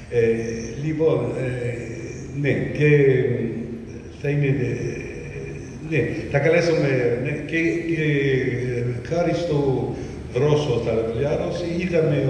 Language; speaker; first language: Greek; early bilingual, heritage; French